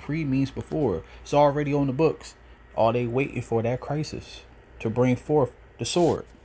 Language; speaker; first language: English; native; English